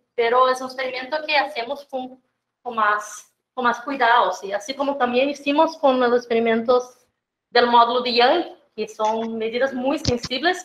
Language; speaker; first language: Spanish; non-native, fluent; Portuguese